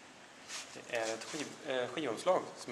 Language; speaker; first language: Swedish; native; Swedish